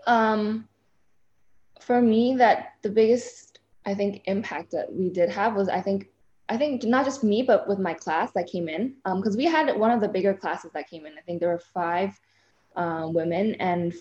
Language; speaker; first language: English; non-native, local second language; Cantonese